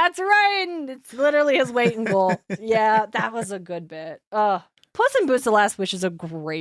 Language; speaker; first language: English; native; English